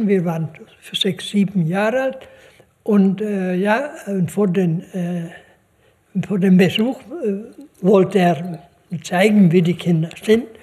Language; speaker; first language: German; non-native, fluent; Hungarian